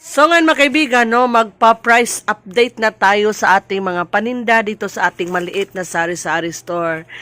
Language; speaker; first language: Filipino; non-native, local second language; Cebuano